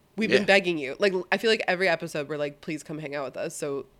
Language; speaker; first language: English; early bilingual, other home language; Italian